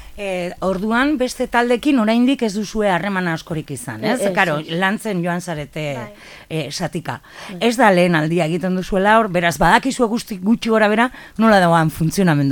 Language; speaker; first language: Basque; native; Basque